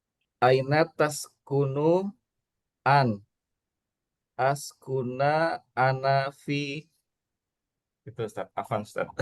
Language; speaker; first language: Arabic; non-native, learner; Indonesian